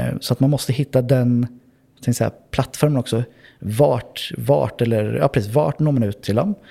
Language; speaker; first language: Swedish; native; Swedish